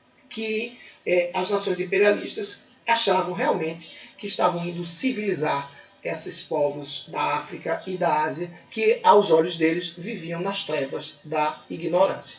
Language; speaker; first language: Portuguese; native; Portuguese